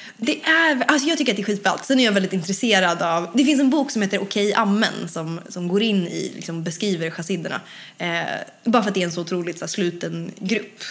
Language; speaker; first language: Swedish; native; Swedish